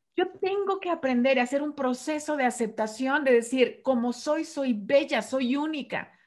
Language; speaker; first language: Spanish; native; Spanish